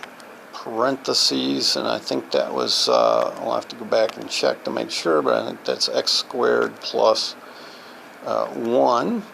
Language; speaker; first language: English; native; English